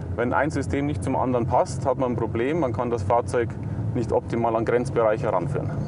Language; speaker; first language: German; native; German